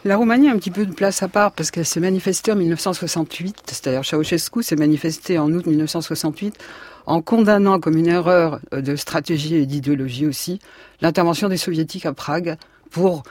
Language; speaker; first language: French; native; French